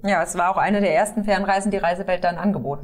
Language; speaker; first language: German; native; German